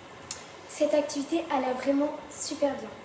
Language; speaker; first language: French; native; French